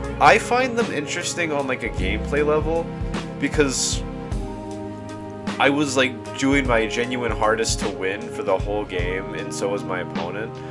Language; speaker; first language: English; native; English